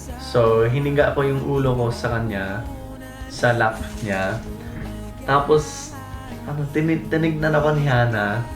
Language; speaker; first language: Filipino; non-native, fluent; English